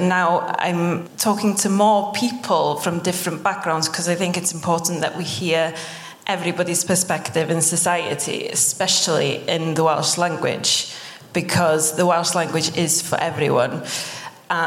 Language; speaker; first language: English; non-native, local second language; Welsh